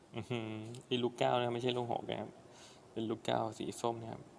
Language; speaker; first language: Thai; non-native, local second language; Northeastern Thai